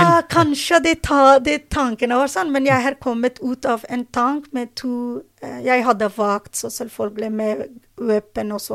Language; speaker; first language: Norwegian; non-native, learner; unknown